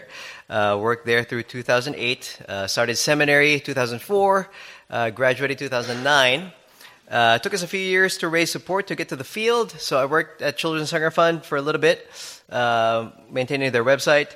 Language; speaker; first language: English; non-native, local second language; Filipino